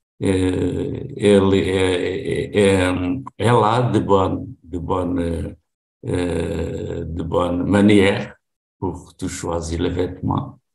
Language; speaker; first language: French; non-native, learner; Portuguese